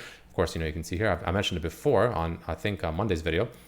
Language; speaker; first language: English; native; English